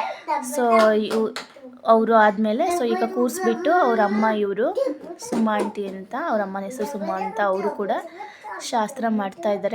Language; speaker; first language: Kannada; native; Kannada